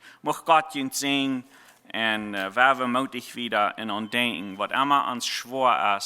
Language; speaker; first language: German; non-native, learner; Plautdietsch